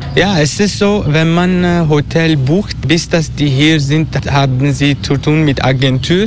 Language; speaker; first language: German; non-native, learner; Turkish